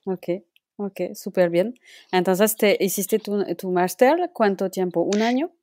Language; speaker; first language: Spanish; non-native, local second language; French